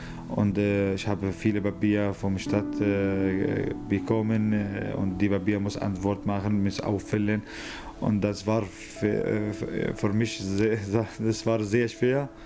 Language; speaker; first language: German; non-native, learner; Arabic